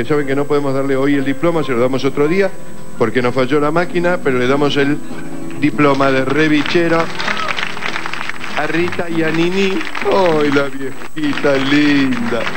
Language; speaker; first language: Spanish; native; Spanish